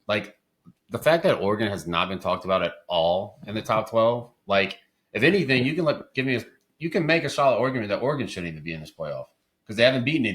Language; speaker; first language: English; native; English